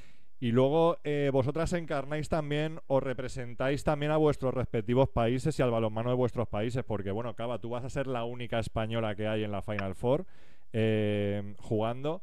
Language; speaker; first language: Spanish; native; Spanish